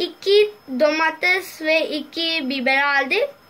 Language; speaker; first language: Turkish; non-native, learner; Urdu